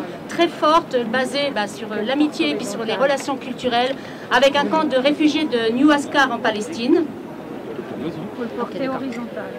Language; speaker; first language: French; native; French